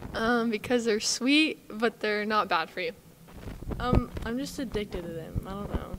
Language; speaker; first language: English; native; English